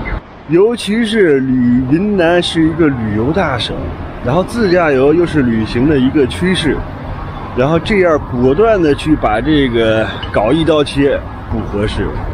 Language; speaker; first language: Chinese; native; Chinese